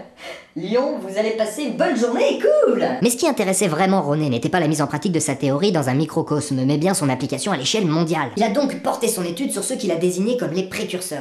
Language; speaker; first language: French; native; French